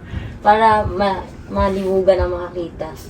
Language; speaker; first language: Filipino; native; Filipino